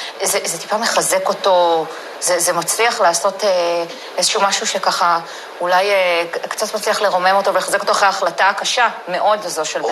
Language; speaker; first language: Hebrew; native; Hebrew